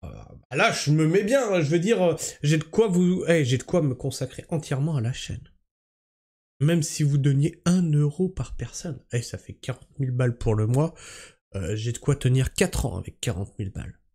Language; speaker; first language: French; native; French